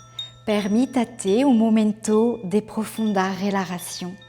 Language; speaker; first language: Spanish; non-native, fluent; French